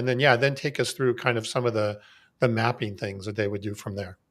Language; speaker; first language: English; native; English